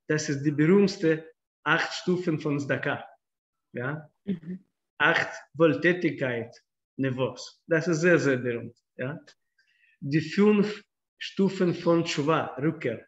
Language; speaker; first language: German; non-native, fluent; Russian